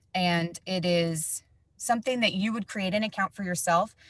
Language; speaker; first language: English; native; English